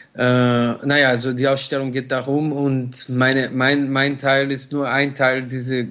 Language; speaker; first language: German; non-native, fluent; Portuguese